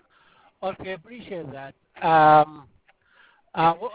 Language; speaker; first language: English; non-native, fluent; Arabic